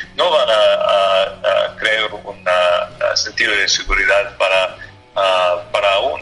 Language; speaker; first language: Spanish; non-native, learner; English